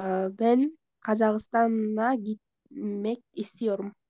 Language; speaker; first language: Turkish; non-native, learner; Kyrgyz